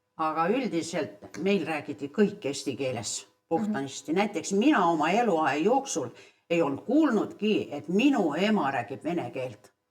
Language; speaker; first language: Estonian; early bilingual, heritage; Estonian